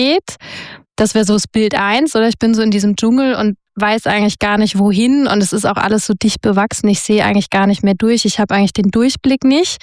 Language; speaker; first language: German; native; German